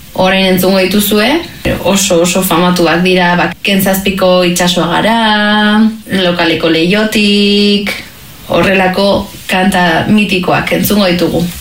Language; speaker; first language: Basque; non-native, local second language; Spanish